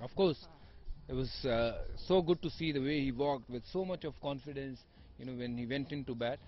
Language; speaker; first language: English; non-native, local second language; Punjabi